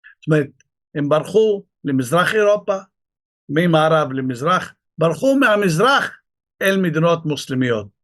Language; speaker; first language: Hebrew; non-native, local second language; Arabic